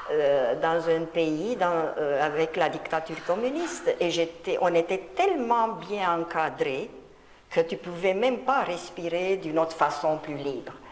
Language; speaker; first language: French; non-native, fluent; Romanian